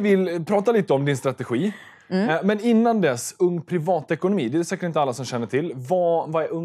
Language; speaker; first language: Swedish; native; Swedish